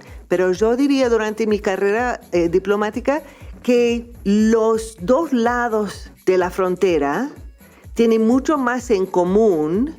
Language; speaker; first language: Spanish; non-native, fluent; English